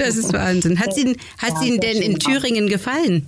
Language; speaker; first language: German; native; German